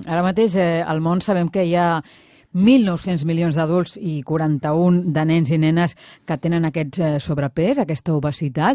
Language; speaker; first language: Catalan; native; Catalan